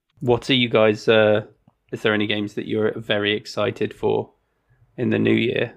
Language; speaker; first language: English; native; English